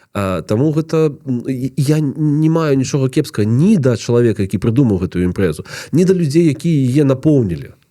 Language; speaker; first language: Belarusian; non-native, local second language; Russian